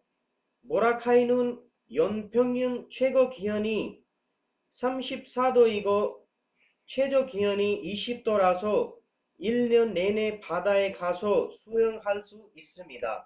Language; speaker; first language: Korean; non-native, learner; Urdu